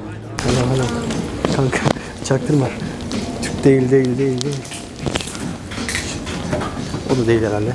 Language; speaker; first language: Turkish; native; Turkish